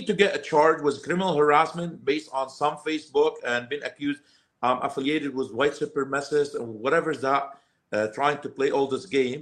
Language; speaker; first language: English; non-native, fluent; Arabic